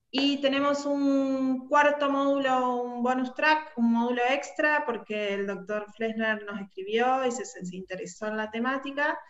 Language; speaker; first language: Spanish; native; Spanish